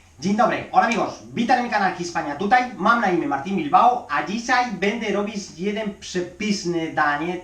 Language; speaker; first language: Polish; non-native, learner; Spanish